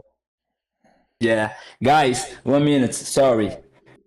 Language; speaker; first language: English; non-native, learner; Portuguese